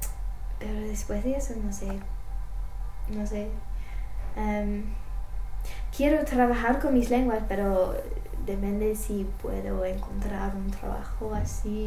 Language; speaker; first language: Spanish; non-native, learner; English